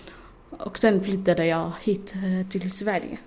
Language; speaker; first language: Swedish; non-native, fluent; Arabic